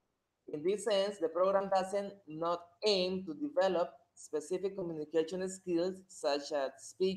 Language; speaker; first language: English; non-native, fluent; Spanish